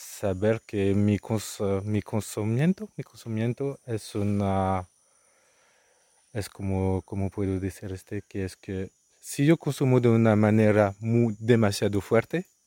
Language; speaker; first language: Spanish; non-native, learner; French